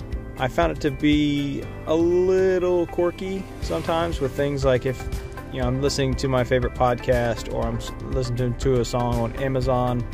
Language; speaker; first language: English; native; English